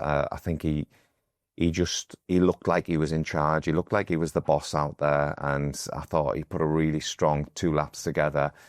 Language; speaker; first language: English; native; English